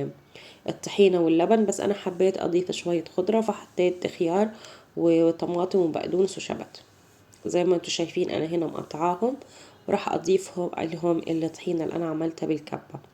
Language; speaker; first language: Arabic; native; Arabic